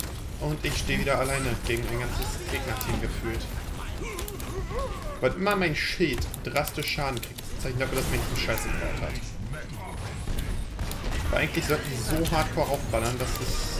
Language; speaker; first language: German; native; German